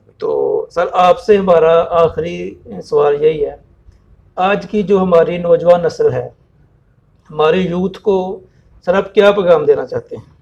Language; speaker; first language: Urdu; non-native, local second language; Punjabi